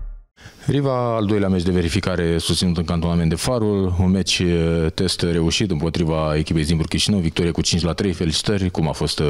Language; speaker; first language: Romanian; native; Romanian